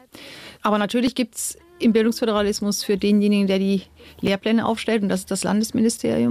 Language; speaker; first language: German; native; German